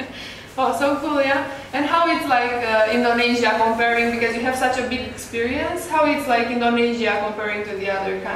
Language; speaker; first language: English; non-native, fluent; Romanian